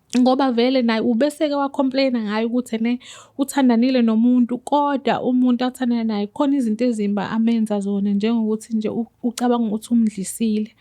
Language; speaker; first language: Zulu; native; Zulu